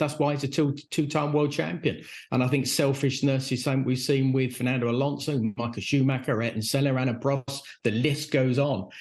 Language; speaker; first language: English; native; English